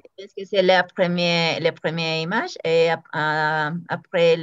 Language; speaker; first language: French; non-native, learner; Spanish